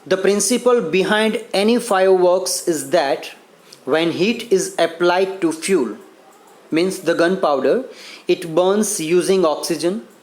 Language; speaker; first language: English; non-native, local second language; Gujarati